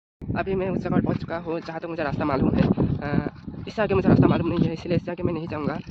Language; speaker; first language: Hindi; non-native, local second language; Bodo